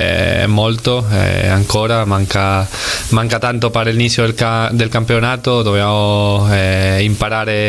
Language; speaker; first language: Italian; non-native, learner; Spanish